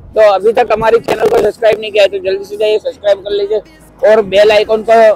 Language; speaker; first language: Hindi; non-native, local second language; Gujarati